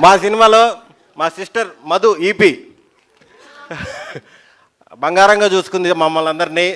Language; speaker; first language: Telugu; native; Telugu